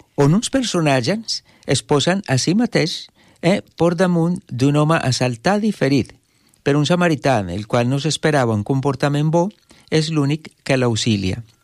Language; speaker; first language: Catalan; non-native, fluent; Spanish